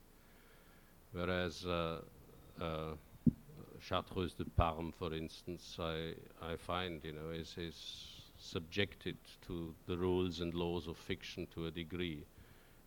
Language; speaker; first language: English; non-native, fluent; German